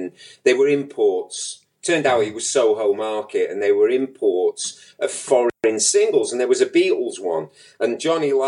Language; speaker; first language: English; native; English